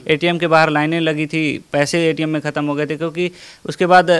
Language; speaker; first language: Hindi; native; Hindi